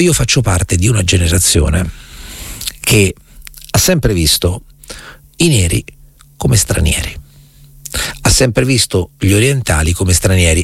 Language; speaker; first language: Italian; native; Italian